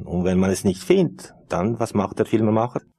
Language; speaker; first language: German; non-native, fluent; Italian